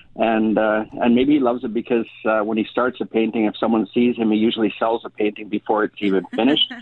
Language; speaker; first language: English; native; English